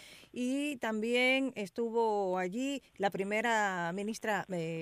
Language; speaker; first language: Spanish; native; Spanish